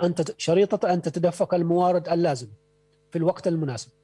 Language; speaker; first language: Arabic; native; Arabic